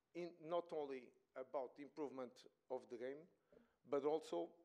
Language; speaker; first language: English; non-native, fluent; Portuguese